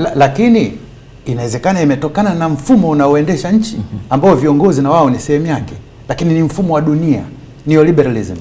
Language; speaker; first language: Swahili; native; Swahili